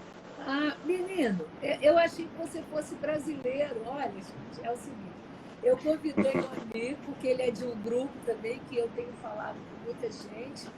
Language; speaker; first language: Portuguese; native; Portuguese